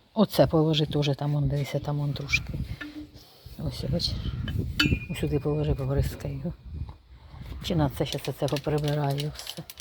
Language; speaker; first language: Ukrainian; native; Ukrainian